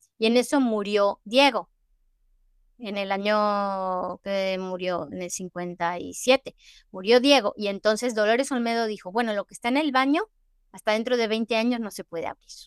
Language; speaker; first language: Spanish; native; Spanish